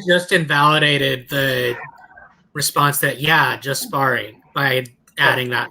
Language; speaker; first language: English; native; English